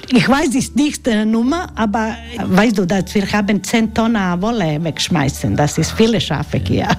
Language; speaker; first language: German; non-native, learner; Croatian